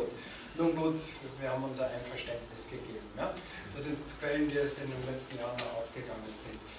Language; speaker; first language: German; native; German